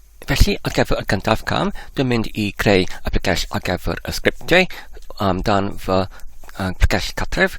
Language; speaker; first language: Welsh; non-native, fluent; English